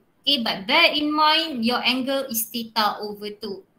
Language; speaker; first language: English; non-native, local second language; Malay